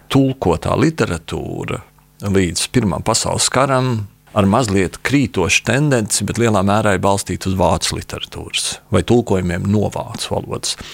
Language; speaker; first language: Latvian; native; Latvian